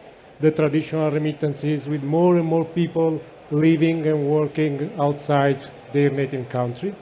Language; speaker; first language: English; non-native, fluent; Italian